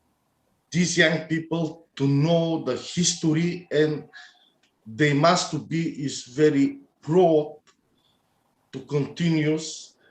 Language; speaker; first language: English; non-native, learner; Bulgarian